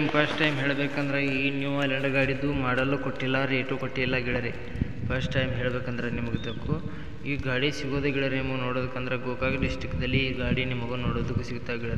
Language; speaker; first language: Kannada; native; Kannada